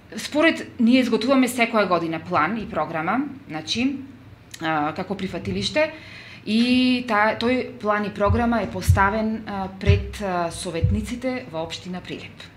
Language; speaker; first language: Macedonian; native; Macedonian